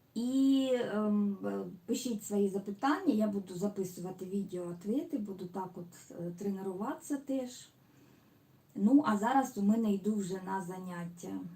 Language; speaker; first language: Ukrainian; non-native, local second language; Russian